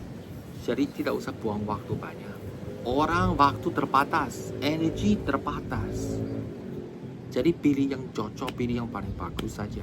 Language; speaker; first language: Indonesian; non-native, fluent; Chinese